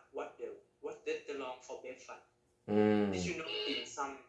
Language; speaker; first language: English; non-native, learner; Thai